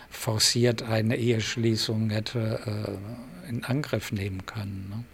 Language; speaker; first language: German; native; German